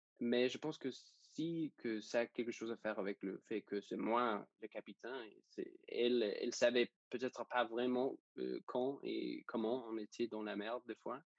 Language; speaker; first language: French; non-native, fluent; Danish